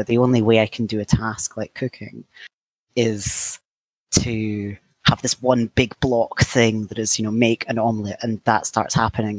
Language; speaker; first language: English; native; English